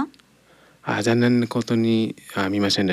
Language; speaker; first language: Japanese; non-native, learner; English